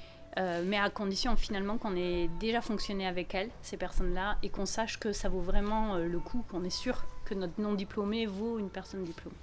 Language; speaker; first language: French; native; French